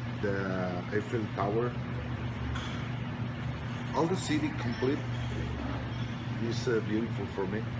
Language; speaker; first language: English; non-native, learner; Spanish